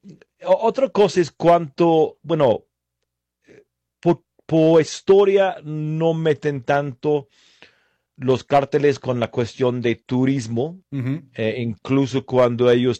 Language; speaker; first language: Spanish; non-native, fluent; English